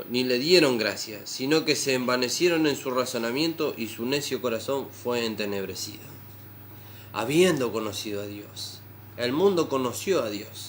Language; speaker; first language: Spanish; native; Spanish